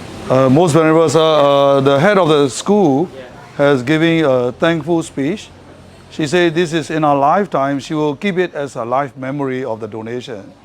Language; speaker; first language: English; non-native, fluent; Burmese